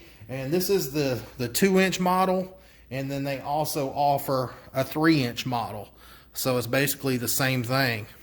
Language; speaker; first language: English; native; English